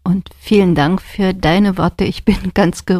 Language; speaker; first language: German; native; German